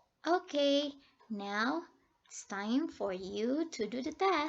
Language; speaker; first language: English; non-native, fluent; Indonesian